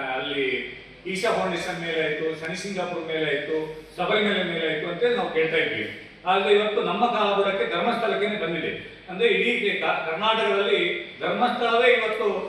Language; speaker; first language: Kannada; native; Kannada